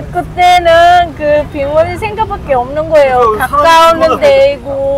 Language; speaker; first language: Korean; non-native, fluent; Vietnamese